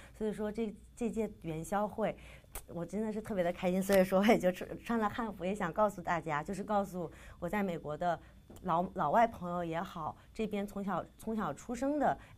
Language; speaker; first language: Chinese; native; Chinese